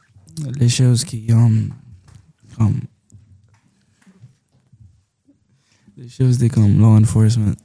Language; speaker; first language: French; non-native, local second language; English